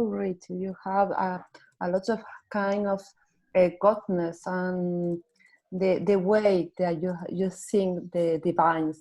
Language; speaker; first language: English; non-native, learner; Spanish